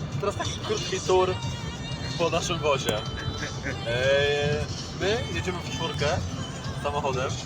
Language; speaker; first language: Polish; native; Polish